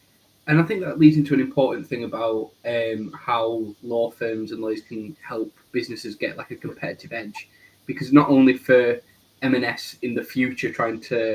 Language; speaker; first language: English; native; English